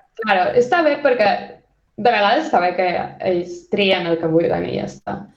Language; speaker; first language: Catalan; non-native, local second language; Spanish